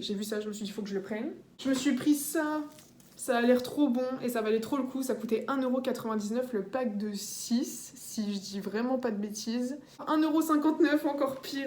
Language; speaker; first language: French; native; French